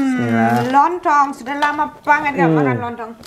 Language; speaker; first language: Indonesian; non-native, fluent; German